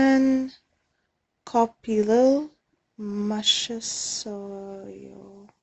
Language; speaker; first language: Korean; non-native, learner; English